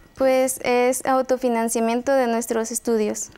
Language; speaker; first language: Spanish; native; Spanish